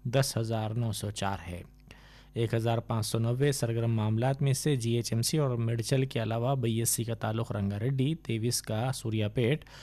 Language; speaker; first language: Urdu; native; Urdu